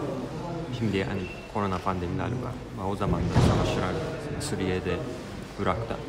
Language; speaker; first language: Turkish; non-native, learner; Japanese